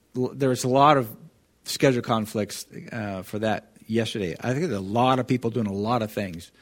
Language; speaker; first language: English; native; English